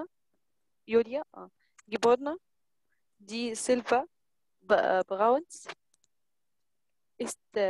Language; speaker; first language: German; non-native, learner; Arabic